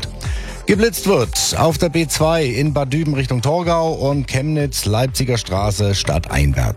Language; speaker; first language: German; native; German